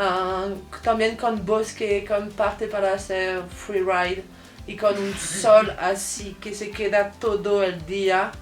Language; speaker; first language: Spanish; non-native, fluent; French